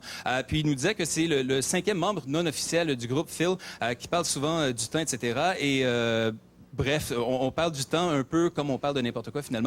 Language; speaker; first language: French; native; French